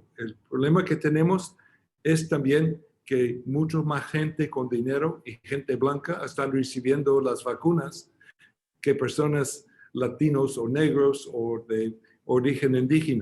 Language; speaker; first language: Spanish; non-native, fluent; English